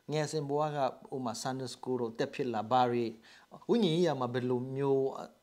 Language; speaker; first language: Burmese; non-native, local second language; S'gaw Karen